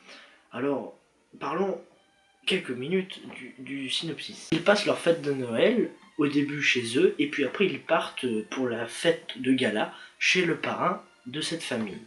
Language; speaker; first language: French; native; French